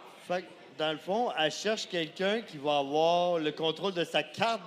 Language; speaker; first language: French; native; French